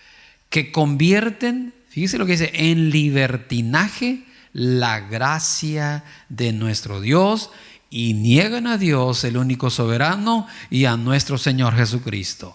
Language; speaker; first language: Spanish; native; Spanish